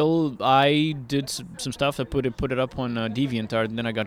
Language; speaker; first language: English; non-native, fluent; Portuguese